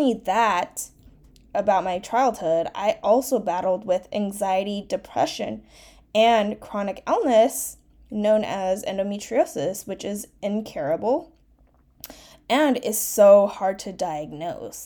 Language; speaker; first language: English; early bilingual, other home language; Chinese